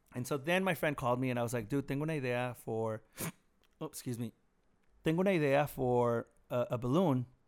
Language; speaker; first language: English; early bilingual, other home language; Spanish